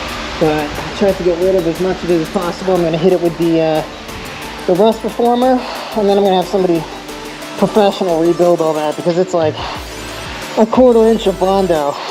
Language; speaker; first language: English; native; English